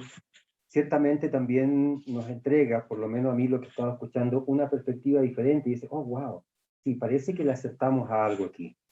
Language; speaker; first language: Spanish; native; Spanish